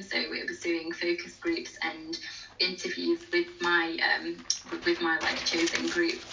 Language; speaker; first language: English; native; English